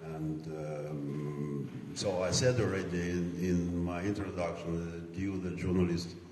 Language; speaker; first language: English; non-native, fluent; Ukrainian